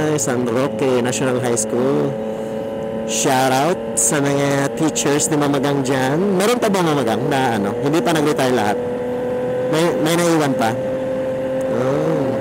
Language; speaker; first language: Filipino; non-native, local second language; Cebuano